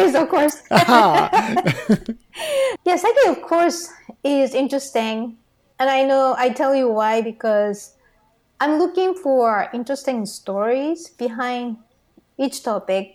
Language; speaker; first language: English; non-native, fluent; Japanese